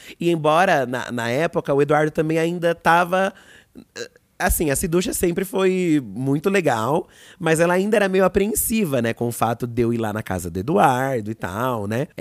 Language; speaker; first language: Portuguese; native; Portuguese